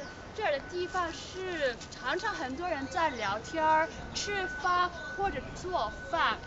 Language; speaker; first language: Chinese; early bilingual, heritage; Cantonese